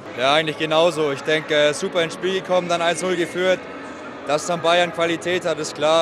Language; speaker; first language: German; native; German